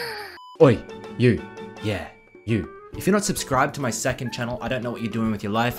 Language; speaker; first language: English; native; English